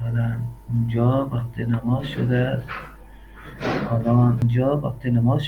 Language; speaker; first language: Persian; non-native, learner; Urdu